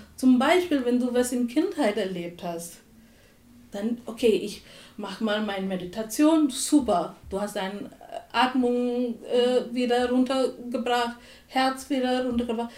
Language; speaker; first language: German; non-native, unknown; Tamil